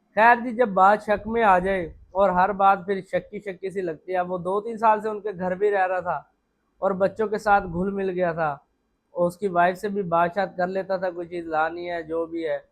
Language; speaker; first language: Urdu; non-native, local second language; Punjabi